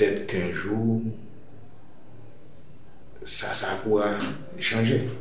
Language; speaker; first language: French; non-native, local second language; Haitian Creole